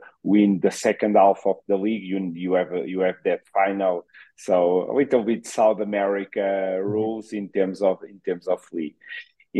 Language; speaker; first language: English; non-native, fluent; Portuguese